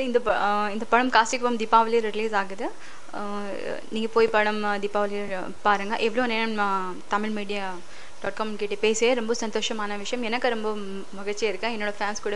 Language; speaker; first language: Tamil; non-native, fluent; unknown